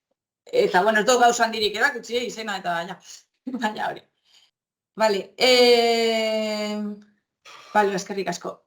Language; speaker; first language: Basque; native; Basque